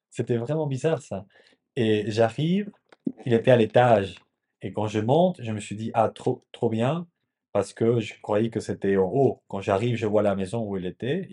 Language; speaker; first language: French; non-native, fluent; Spanish